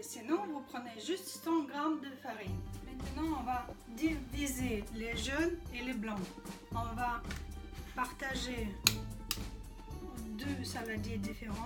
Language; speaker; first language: French; non-native, fluent; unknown